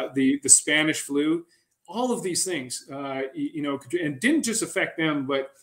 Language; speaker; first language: English; native; English